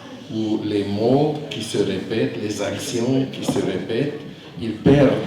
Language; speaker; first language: French; non-native, fluent; Hungarian